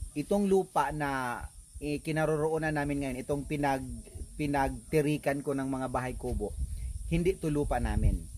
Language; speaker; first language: Filipino; non-native, local second language; Cebuano